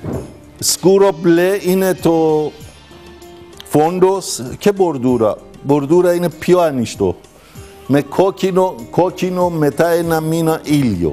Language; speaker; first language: Greek; non-native, learner; Persian